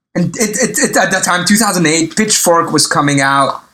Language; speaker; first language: English; early bilingual, other home language; Arabic